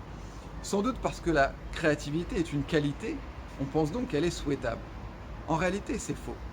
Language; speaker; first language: French; native; French